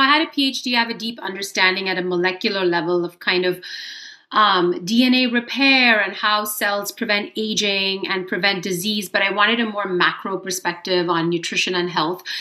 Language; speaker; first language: English; non-native, local second language; Hindi